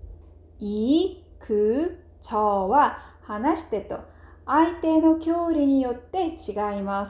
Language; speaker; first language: Japanese; non-native, fluent; Korean